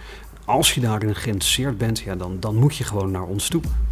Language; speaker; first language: Dutch; native; Dutch